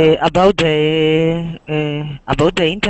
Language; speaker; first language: English; non-native, learner; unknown